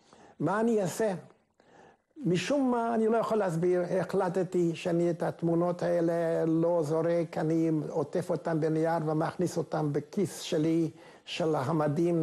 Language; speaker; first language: Hebrew; non-native, fluent; Hungarian